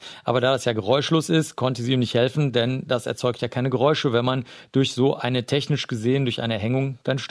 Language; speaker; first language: German; native; German